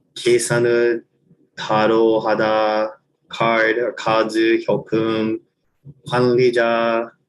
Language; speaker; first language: Korean; non-native, learner; English